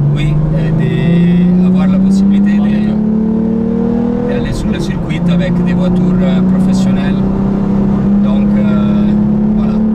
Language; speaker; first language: French; non-native, learner; Italian